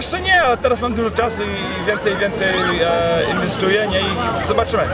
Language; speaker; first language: Polish; early bilingual, heritage; Polish